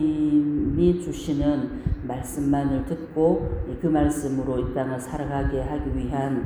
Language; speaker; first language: Korean; native; Korean